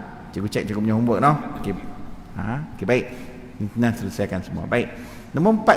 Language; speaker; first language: Malay; native; Malay